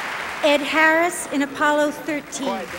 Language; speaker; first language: English; native; English